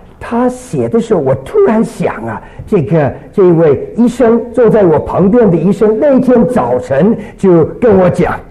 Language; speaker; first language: Chinese; early bilingual, other home language; English